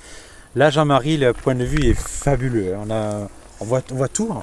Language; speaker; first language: French; native; French